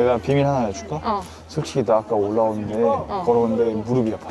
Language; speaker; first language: Korean; native; Korean